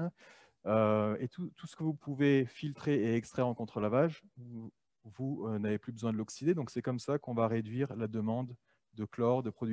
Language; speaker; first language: French; native; French